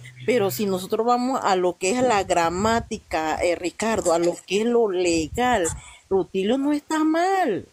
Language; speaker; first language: Spanish; non-native, local second language; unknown